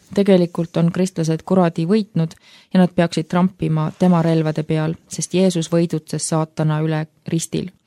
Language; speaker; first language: Estonian; native; Estonian